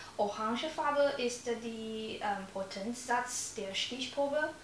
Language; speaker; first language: German; non-native, learner; Chinese